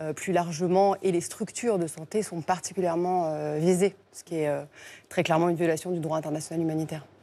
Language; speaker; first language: French; native; French